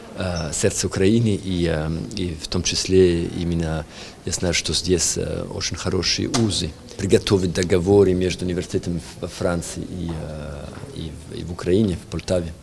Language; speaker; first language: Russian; non-native, learner; French